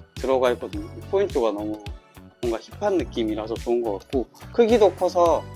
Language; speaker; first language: Korean; native; Korean